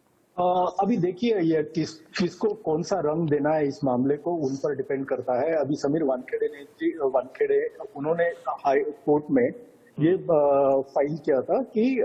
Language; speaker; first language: Hindi; native; Hindi